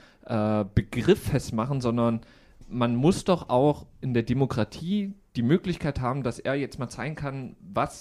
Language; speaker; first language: German; native; German